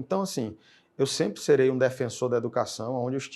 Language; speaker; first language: Portuguese; native; Portuguese